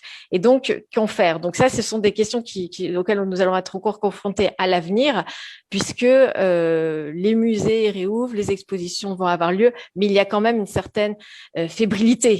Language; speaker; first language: French; native; French